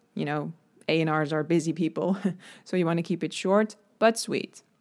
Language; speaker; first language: English; non-native, fluent; Dutch